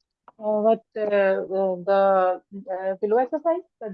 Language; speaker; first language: English; non-native, learner; Urdu